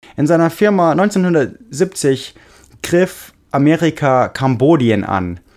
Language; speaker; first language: German; non-native, fluent; English